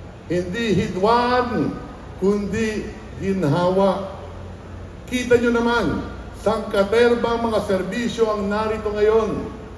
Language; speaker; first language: Filipino; native; Filipino